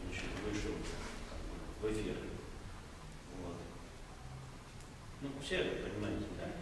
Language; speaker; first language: Russian; native; Russian